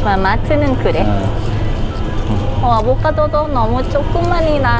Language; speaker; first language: Korean; non-native, learner; Thai